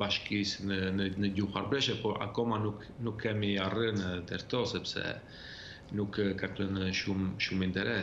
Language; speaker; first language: Albanian; early bilingual, heritage; Albanian